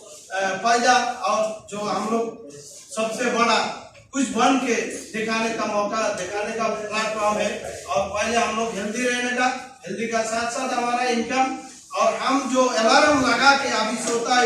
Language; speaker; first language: Hindi; non-native, fluent; Bangla